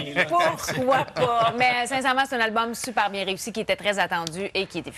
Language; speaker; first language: French; native; French